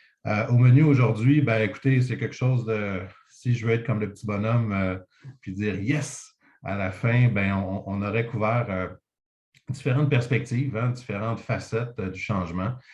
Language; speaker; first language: French; native; French